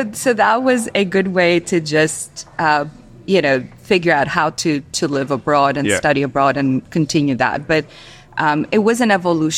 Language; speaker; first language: English; non-native, fluent; Albanian